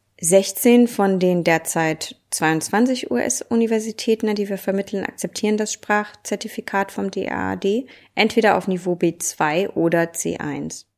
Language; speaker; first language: German; native; German